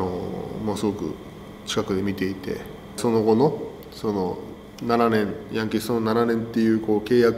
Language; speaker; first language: Japanese; native; Japanese